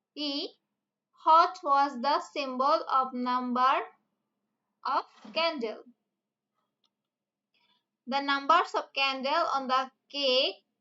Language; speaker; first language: English; non-native, local second language; Bangla